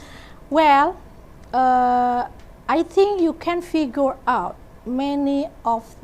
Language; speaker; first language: English; non-native, learner; Indonesian